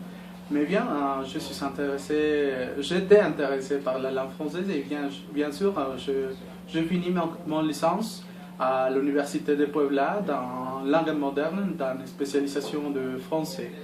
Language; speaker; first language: French; non-native, learner; Spanish